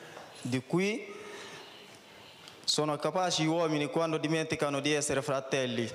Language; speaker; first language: Italian; non-native, learner; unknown